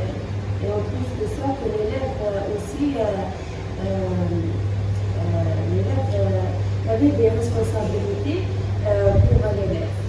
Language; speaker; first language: French; non-native, local second language; Arabic